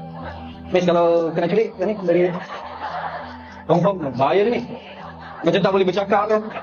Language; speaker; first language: Malay; native; Malay